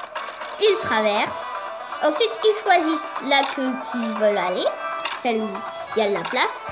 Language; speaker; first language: French; native; French